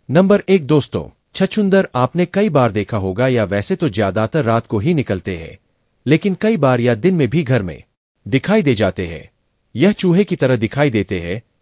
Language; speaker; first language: Hindi; non-native, local second language; Gujarati